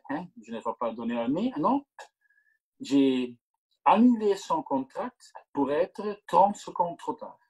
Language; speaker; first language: French; non-native, local second language; Dutch